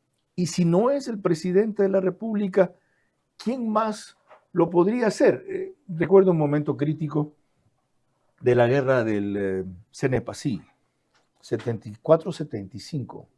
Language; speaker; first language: Spanish; native; Spanish